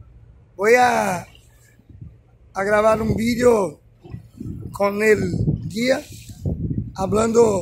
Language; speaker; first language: Spanish; non-native, learner; Portuguese